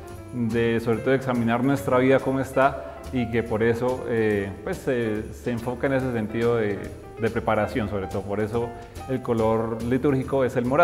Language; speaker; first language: Spanish; native; Spanish